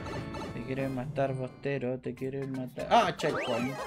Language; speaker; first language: Spanish; native; Spanish